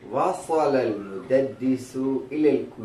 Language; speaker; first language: Arabic; non-native, fluent; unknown